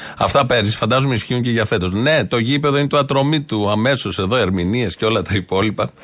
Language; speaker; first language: Greek; non-native, fluent; Bulgarian